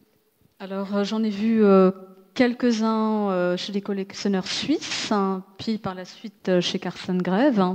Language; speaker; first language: French; native; French